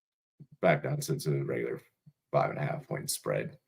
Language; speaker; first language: English; native; English